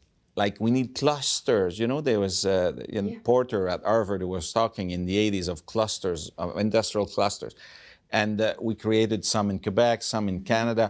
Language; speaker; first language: English; non-native, fluent; French